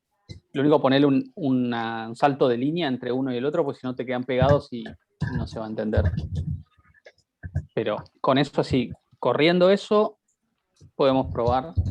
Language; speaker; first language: Spanish; native; Spanish